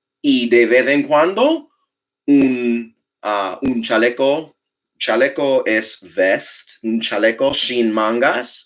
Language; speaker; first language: Spanish; non-native, fluent; English